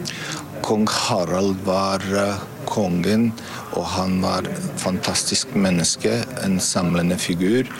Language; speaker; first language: Norwegian; non-native, fluent; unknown